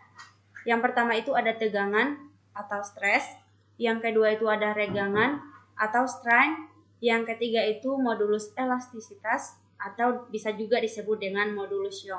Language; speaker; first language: Indonesian; native; Indonesian